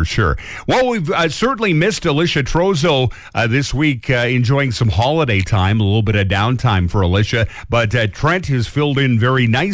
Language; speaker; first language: English; native; English